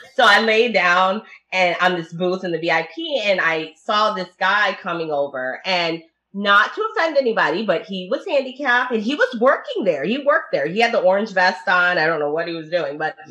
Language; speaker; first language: English; early bilingual, other home language; Italian